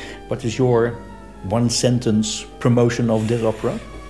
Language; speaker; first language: English; non-native, fluent; Dutch